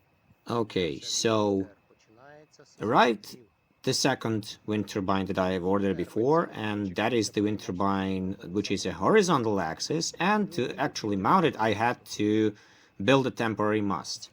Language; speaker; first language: English; non-native, fluent; Ukrainian